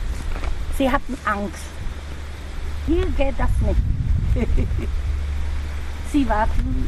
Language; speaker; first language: German; non-native, learner; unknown